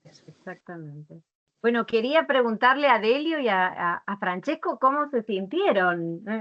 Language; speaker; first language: Spanish; native; Spanish